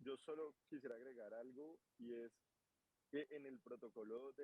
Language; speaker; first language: Spanish; native; Spanish